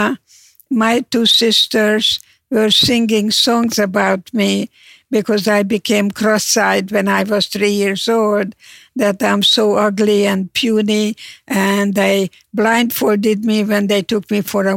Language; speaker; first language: English; non-native, fluent; Hungarian